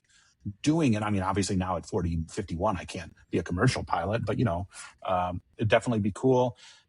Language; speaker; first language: English; native; English